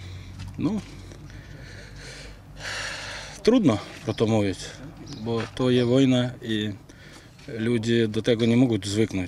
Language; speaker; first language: Polish; non-native, learner; Ukrainian